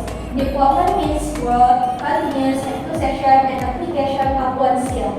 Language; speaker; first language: English; non-native, learner; Indonesian